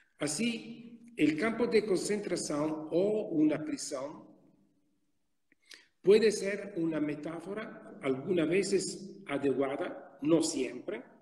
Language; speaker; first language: Spanish; non-native, fluent; Italian